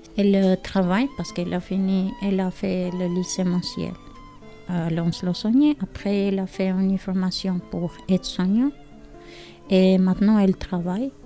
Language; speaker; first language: French; non-native, learner; Albanian